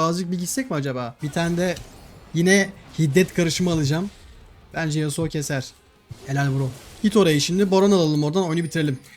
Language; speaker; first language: Turkish; native; Turkish